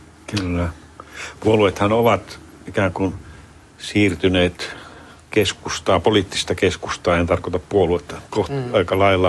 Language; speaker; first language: Finnish; native; Finnish